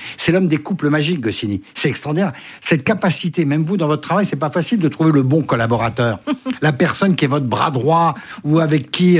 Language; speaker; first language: French; native; French